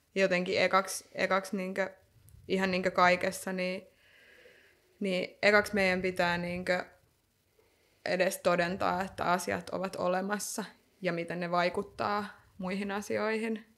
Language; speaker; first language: Finnish; native; Finnish